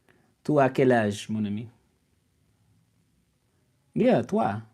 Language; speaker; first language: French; non-native, learner; English